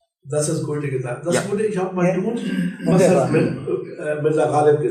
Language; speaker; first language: German; non-native, learner; Urdu